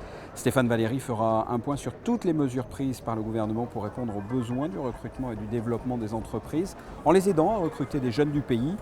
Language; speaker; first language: French; native; French